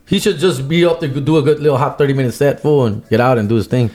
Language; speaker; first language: English; native; English